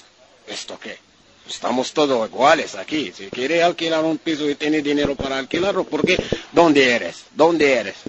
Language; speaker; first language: Spanish; non-native, learner; Arabic